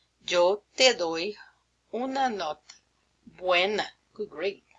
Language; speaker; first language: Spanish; non-native, fluent; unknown